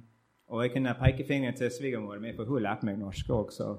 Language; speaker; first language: Norwegian; non-native, learner; English